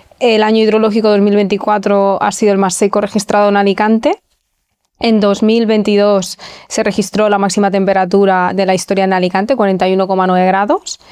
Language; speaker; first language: Spanish; native; Spanish